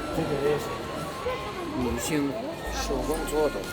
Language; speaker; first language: Chinese; non-native, fluent; Turkmen